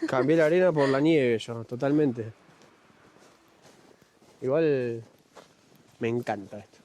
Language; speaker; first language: Spanish; native; Spanish